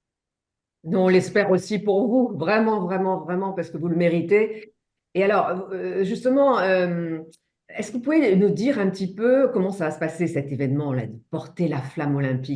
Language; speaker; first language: French; native; French